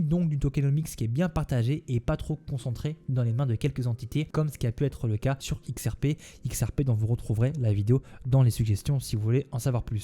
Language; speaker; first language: French; native; French